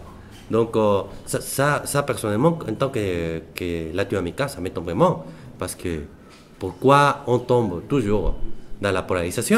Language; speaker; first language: French; non-native, fluent; Spanish